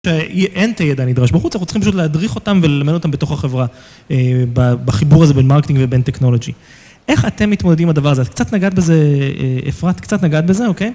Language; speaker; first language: Hebrew; native; Hebrew